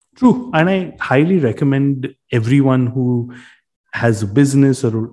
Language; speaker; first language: English; non-native, local second language; Hindi